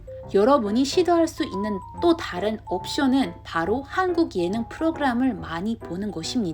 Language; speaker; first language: Korean; non-native, learner; Indonesian